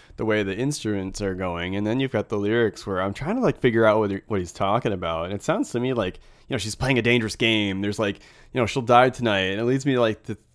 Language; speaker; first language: English; native; English